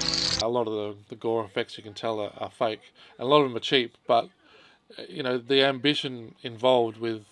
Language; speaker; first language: English; native; English